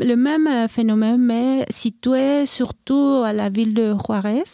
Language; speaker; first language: French; non-native, fluent; Spanish